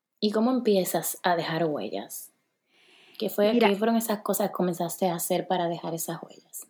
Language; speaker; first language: Spanish; native; Spanish